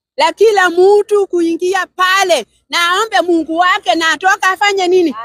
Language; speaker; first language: Swahili; non-native, local second language; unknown